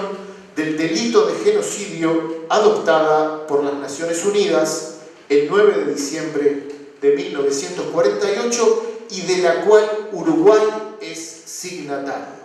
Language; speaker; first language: Spanish; native; Spanish